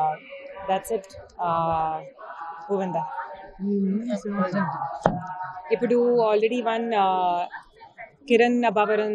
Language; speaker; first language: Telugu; non-native, learner; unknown